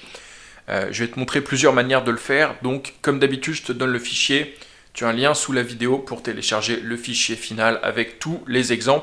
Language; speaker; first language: French; native; French